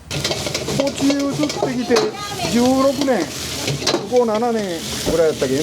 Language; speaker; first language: Japanese; native; Japanese